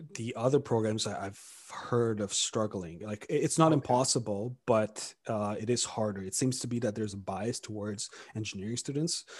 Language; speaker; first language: English; early bilingual, other home language; Romanian